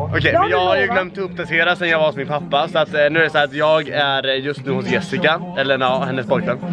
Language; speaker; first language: Swedish; native; Swedish